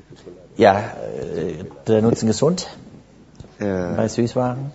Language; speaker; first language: German; native; German